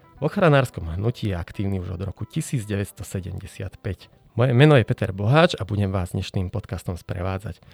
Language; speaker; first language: Slovak; native; Slovak